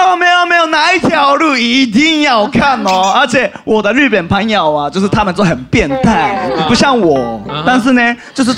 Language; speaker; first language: Chinese; non-native, fluent; Japanese